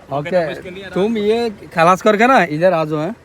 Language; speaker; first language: Hindi; non-native, learner; Bangla